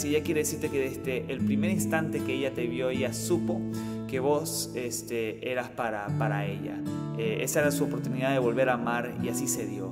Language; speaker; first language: Spanish; native; Spanish